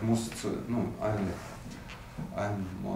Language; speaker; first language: German; non-native, learner; Russian